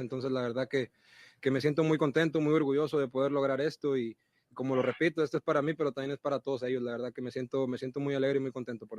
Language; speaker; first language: Spanish; native; Spanish